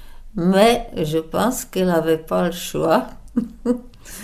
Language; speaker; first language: French; non-native, fluent; Czech